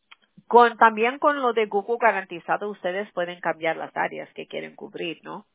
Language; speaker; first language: Spanish; early bilingual, heritage; Spanish